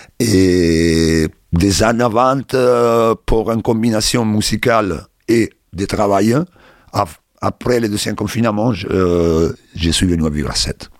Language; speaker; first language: French; non-native, learner; Italian